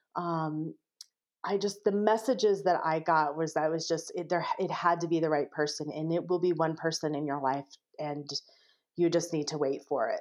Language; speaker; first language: English; native; English